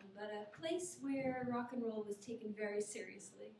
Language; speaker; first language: English; native; English